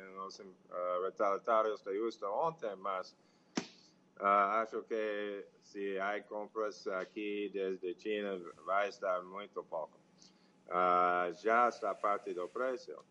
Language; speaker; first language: Portuguese; non-native, fluent; English